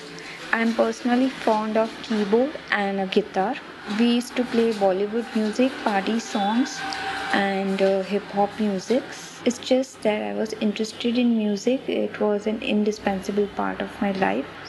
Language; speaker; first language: English; non-native, local second language; Hindi